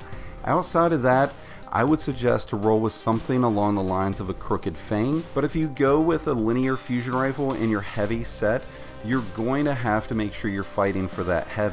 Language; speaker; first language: English; native; English